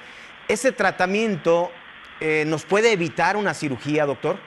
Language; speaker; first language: Spanish; native; Spanish